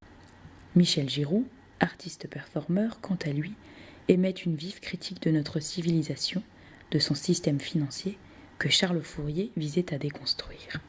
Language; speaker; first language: French; native; French